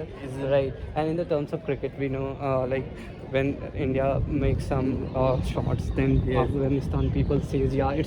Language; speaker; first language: English; non-native, local second language; Hindi